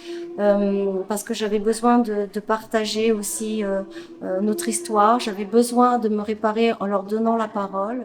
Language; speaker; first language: French; native; French